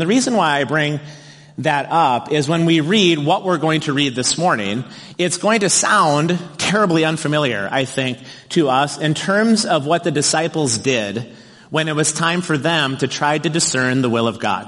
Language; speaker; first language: English; native; English